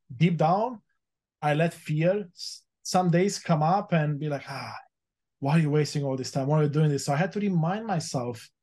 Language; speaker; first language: English; early bilingual, other home language; Romanian